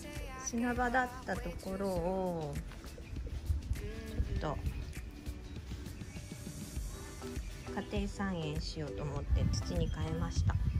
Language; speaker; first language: Japanese; native; Japanese